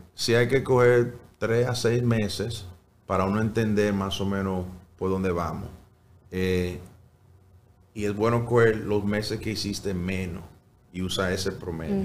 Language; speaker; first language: Spanish; early bilingual, heritage; Spanish